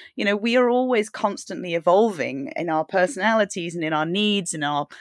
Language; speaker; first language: English; native; English